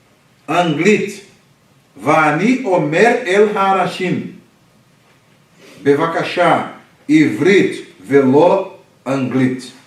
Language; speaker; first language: Hebrew; non-native, fluent; Portuguese